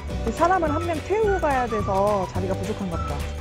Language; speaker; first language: Korean; native; Korean